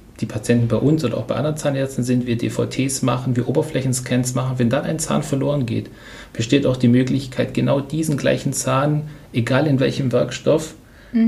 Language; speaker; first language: German; native; German